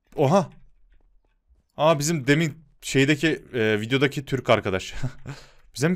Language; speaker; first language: Turkish; native; Turkish